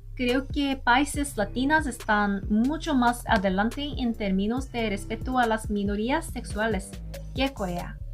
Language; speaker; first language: Spanish; non-native, learner; Korean